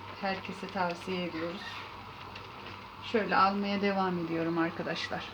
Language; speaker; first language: Turkish; native; Turkish